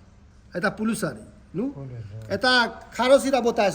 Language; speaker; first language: Russian; non-native, learner; Hindi